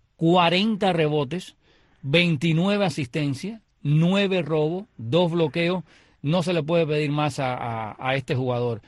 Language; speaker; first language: Spanish; native; Spanish